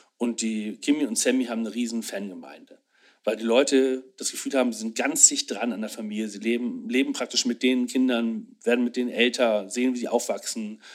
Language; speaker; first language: German; native; German